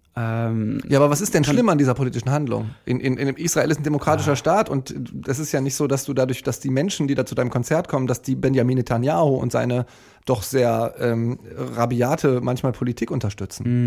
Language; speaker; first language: German; native; German